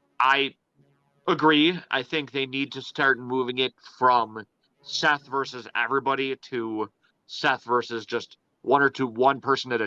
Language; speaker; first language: English; native; English